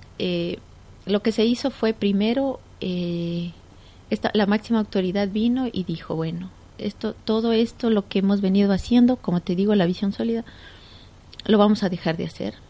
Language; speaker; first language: Spanish; native; Spanish